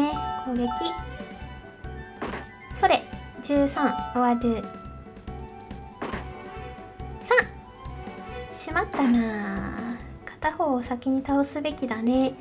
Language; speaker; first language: Japanese; native; Japanese